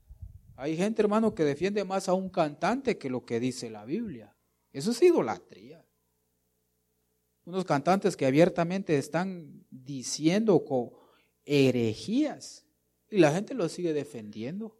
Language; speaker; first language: Spanish; native; Spanish